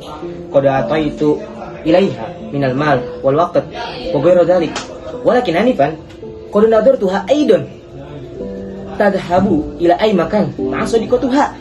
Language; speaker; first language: Arabic; non-native, learner; Indonesian